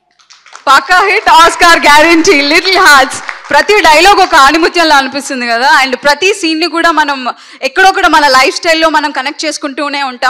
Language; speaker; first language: Telugu; native; Telugu